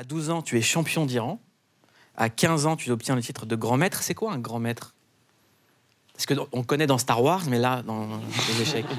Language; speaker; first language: French; native; French